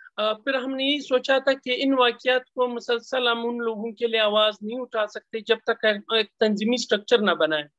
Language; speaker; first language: Urdu; non-native, local second language; Pashto